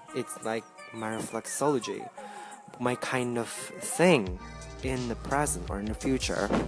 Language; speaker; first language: English; non-native, learner; Indonesian